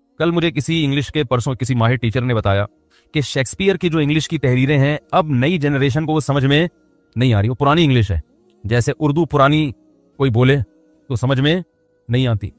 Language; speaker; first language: Urdu; native; Urdu